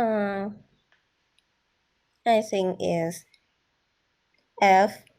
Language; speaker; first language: English; non-native, learner; Vietnamese